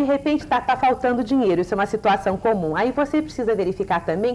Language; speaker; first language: Portuguese; native; Portuguese